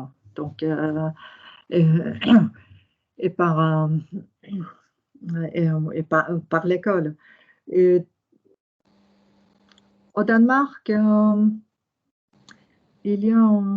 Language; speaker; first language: French; non-native, fluent; Norwegian